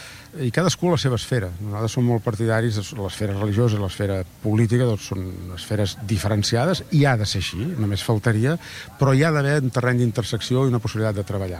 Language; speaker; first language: Catalan; native; Catalan